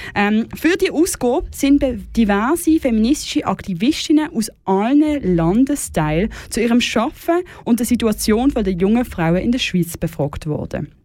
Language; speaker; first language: German; native; German